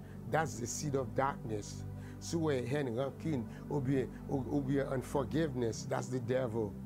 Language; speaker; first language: English; non-native, fluent; Haitian Creole